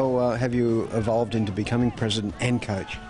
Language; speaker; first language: English; native; English